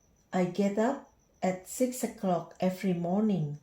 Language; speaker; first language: English; non-native, fluent; Indonesian